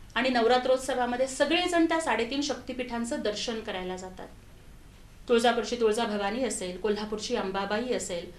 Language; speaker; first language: Marathi; non-native, local second language; Telugu